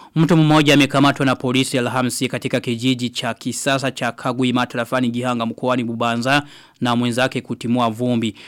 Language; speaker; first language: Swahili; non-native, local second language; Rundi